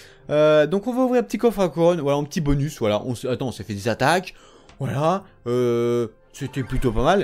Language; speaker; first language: French; native; French